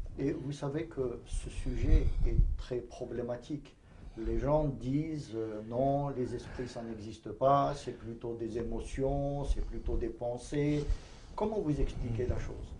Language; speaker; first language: French; native; French